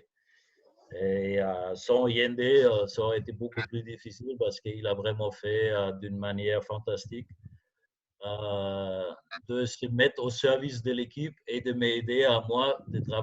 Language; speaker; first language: French; non-native, fluent; German